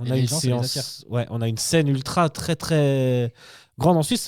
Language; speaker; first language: French; native; French